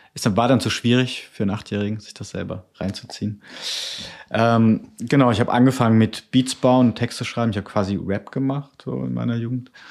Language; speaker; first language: German; native; German